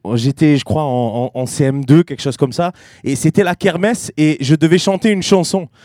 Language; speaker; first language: French; native; French